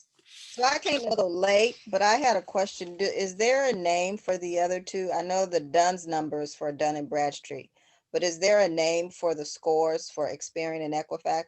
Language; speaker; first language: English; native; English